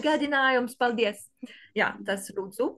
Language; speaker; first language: Latvian; non-native, learner; French